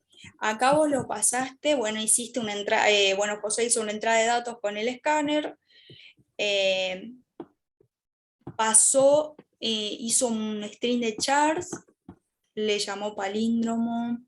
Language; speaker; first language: Spanish; native; Spanish